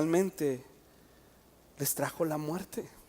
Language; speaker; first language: Spanish; native; Spanish